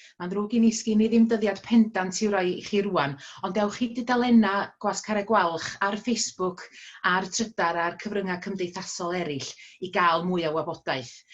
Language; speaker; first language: Welsh; native; Welsh